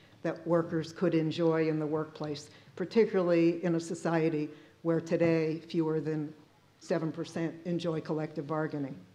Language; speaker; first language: English; native; English